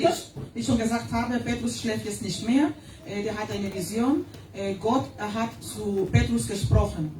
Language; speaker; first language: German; non-native, fluent; Spanish